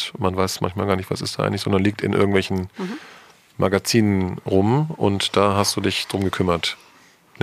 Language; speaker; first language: German; native; German